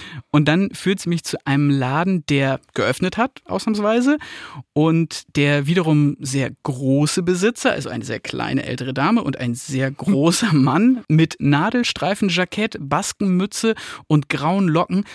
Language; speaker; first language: German; native; German